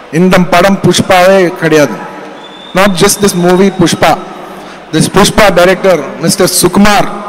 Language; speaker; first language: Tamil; non-native, local second language; Telugu